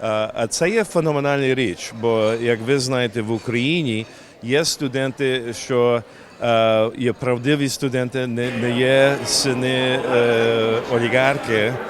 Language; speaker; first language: Ukrainian; early bilingual, heritage; Ukrainian